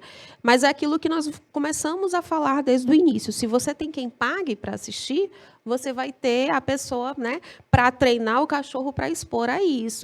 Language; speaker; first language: Portuguese; native; Portuguese